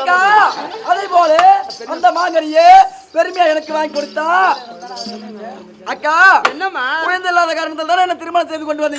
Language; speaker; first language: Tamil; native; Tamil